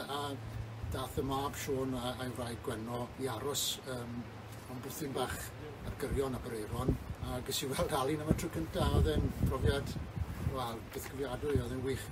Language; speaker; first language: Welsh; native; Welsh